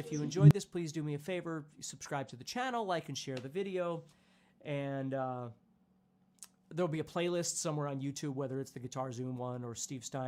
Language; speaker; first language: English; native; English